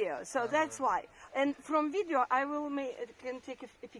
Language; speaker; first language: English; non-native, learner; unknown